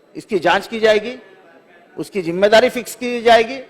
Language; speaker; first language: Hindi; non-native, local second language; Marathi